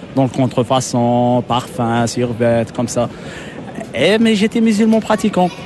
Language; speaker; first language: French; non-native, local second language; Arabic